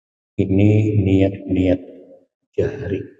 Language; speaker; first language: Indonesian; non-native, local second language; Banjar